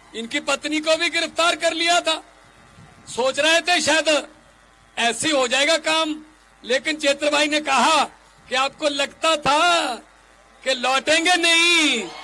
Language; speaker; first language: Hindi; non-native, local second language; Punjabi